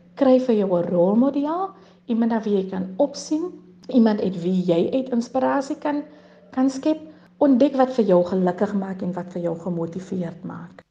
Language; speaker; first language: Afrikaans; native; Afrikaans